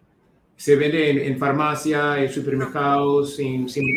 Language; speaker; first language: Spanish; non-native, fluent; English